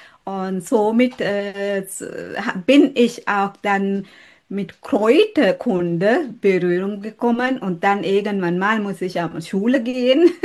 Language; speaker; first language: German; non-native, fluent; Sinhala